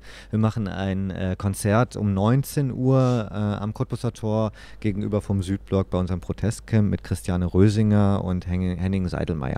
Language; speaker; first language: German; native; German